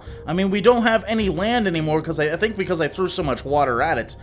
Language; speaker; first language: English; native; English